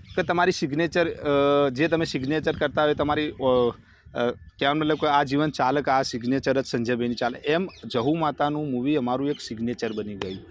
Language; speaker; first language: Gujarati; native; Gujarati